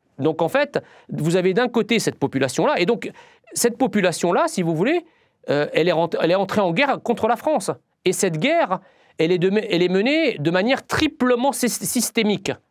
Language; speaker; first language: French; early bilingual, other home language; Arabic